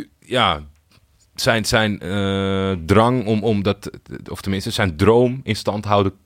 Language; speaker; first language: Dutch; native; Dutch